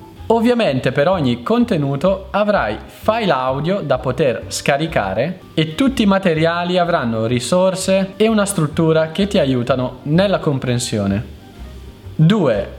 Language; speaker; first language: Italian; native; Italian